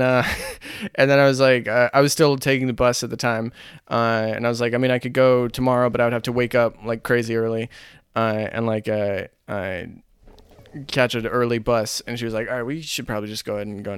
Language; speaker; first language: English; native; English